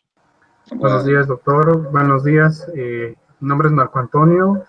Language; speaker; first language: Spanish; native; Spanish